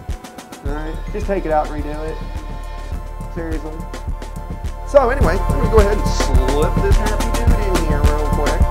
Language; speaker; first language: English; native; English